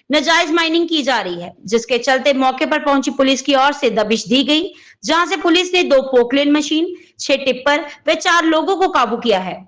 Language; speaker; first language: Hindi; non-native, local second language; Punjabi